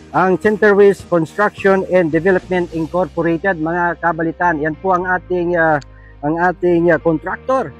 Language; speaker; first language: Filipino; non-native, local second language; Bikol